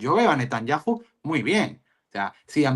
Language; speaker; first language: Spanish; native; Spanish